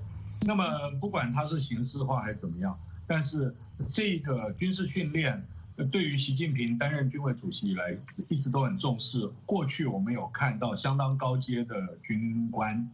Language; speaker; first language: Chinese; native; Chinese